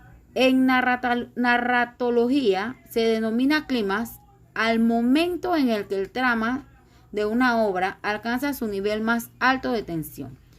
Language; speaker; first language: Spanish; native; Spanish